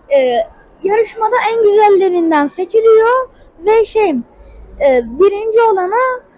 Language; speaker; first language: Turkish; native; Turkish